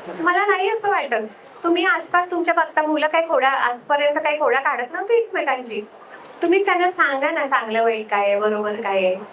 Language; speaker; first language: Marathi; native; Marathi